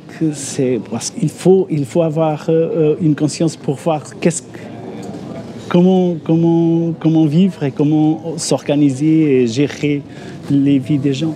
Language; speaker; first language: French; non-native, fluent; Portuguese